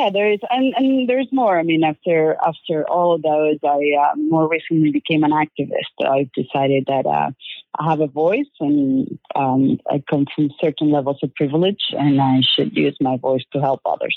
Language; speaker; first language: English; non-native, fluent; Spanish